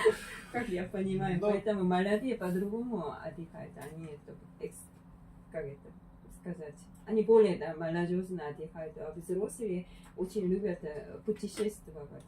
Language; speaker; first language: Russian; non-native, fluent; Korean